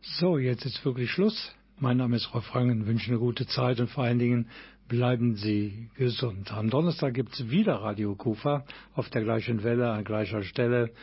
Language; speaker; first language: German; native; German